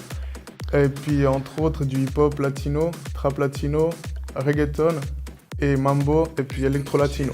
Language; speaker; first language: French; early bilingual, other home language; Spanish